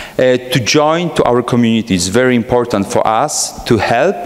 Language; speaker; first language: English; non-native, fluent; Polish